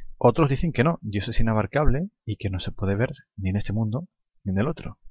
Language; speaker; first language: Spanish; non-native, fluent; Arabic